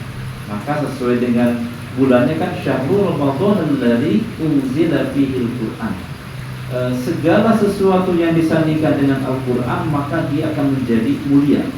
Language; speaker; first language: Indonesian; native; Indonesian